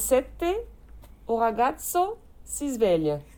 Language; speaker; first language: Italian; non-native, learner; French